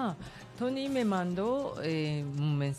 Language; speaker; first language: Spanish; non-native, learner; Japanese